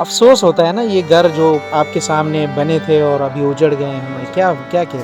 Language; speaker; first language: Urdu; native; Urdu